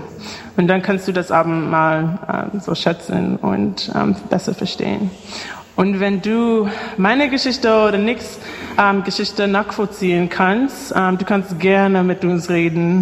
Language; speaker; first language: German; non-native, fluent; English